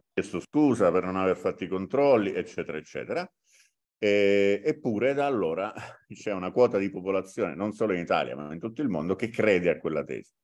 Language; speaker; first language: Italian; native; Italian